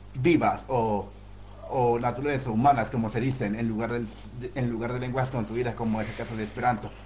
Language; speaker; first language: Spanish; native; Spanish